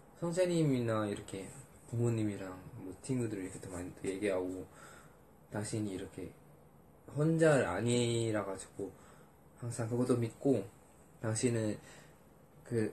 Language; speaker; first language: Korean; non-native, learner; Indonesian